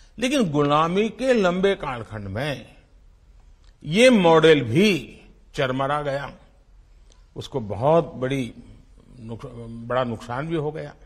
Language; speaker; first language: Hindi; non-native, local second language; Gujarati